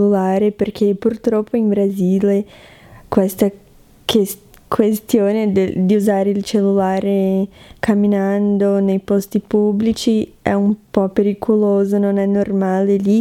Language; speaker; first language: Italian; non-native, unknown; Portuguese